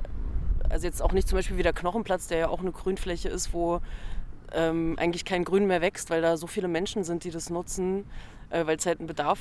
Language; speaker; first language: German; native; German